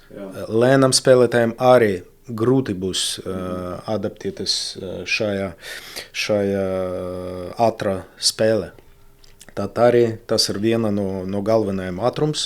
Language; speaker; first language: Latvian; non-native, local second language; Russian